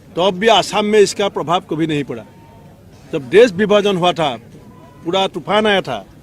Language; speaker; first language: Hindi; non-native, local second language; Assamese